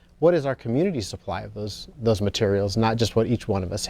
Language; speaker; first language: English; native; English